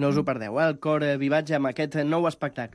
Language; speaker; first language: Catalan; native; Catalan